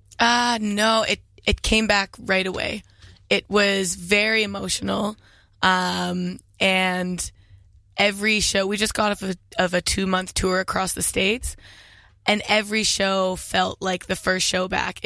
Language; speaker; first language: English; native; English